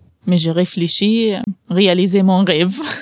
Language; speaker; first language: French; non-native, learner; Arabic